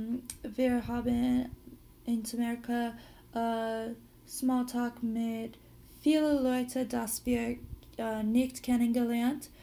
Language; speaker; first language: German; non-native, learner; English